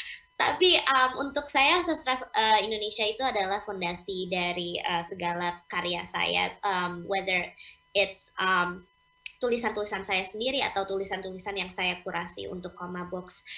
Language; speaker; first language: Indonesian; early bilingual, heritage; English